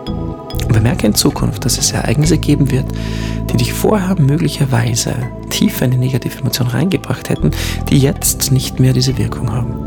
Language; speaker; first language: German; native; German